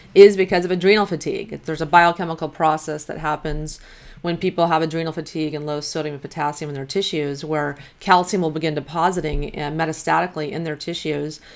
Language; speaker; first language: English; native; English